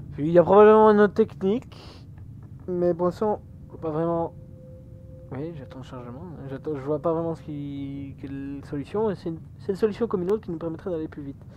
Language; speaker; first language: French; native; French